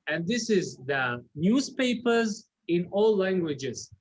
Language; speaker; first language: English; non-native, learner; Arabic